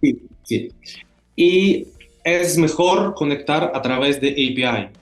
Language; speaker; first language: Spanish; non-native, fluent; Russian